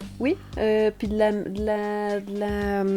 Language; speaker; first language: French; native; French